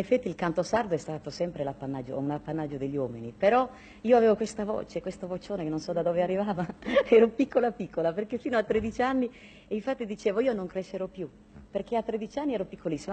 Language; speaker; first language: Italian; non-native, local second language; Sardinian